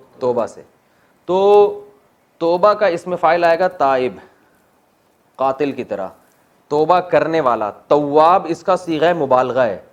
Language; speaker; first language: Urdu; native; Urdu